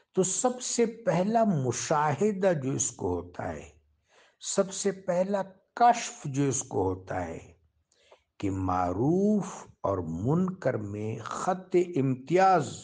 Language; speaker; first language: Urdu; non-native, local second language; Pashto